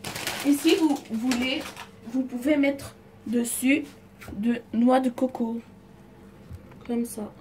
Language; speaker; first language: French; non-native, learner; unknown